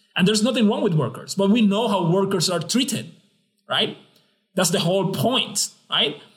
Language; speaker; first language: English; non-native, fluent; Spanish